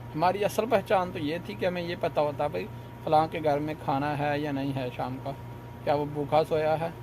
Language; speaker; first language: Urdu; non-native, local second language; Punjabi